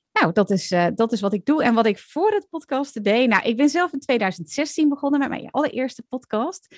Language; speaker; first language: Dutch; native; Dutch